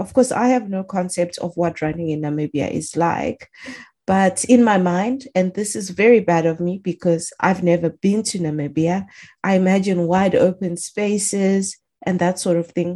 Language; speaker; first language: English; non-native, local second language; Shona